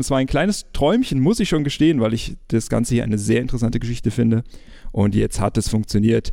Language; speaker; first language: German; native; German